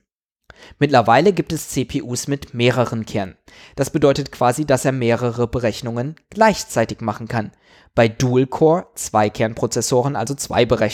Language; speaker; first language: German; native; German